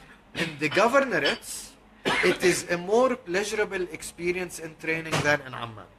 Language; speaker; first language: English; non-native, fluent; Arabic